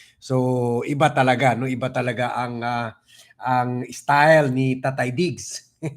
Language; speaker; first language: Filipino; native; Filipino